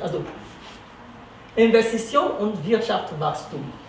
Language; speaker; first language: German; non-native, fluent; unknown